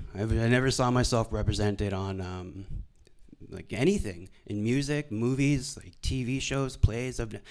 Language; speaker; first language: English; native; English